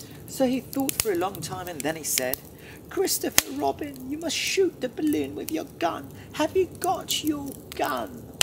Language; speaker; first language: English; early bilingual, heritage; English